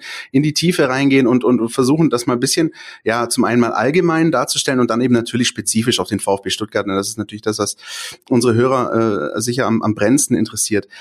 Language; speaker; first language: German; native; German